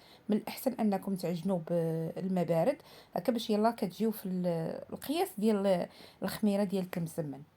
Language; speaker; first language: Arabic; native; Arabic